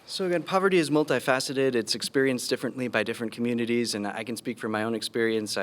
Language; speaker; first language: English; early bilingual, other home language; Spanish